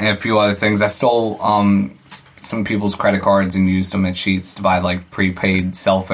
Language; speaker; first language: English; native; English